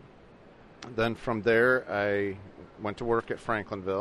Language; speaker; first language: English; native; English